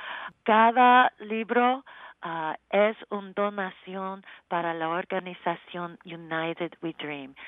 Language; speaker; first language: Spanish; non-native, learner; English